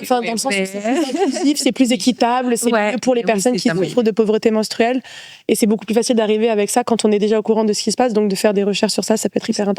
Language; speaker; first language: French; native; French